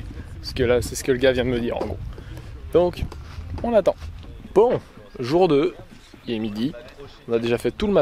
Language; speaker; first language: French; native; French